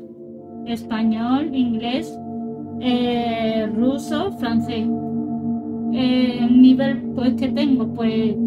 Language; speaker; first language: Spanish; early bilingual, other home language; Russian